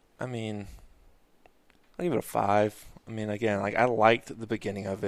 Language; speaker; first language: English; native; English